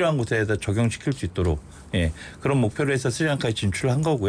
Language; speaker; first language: Korean; native; Korean